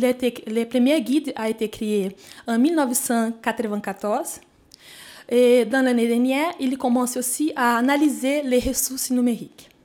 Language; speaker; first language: French; non-native, fluent; Portuguese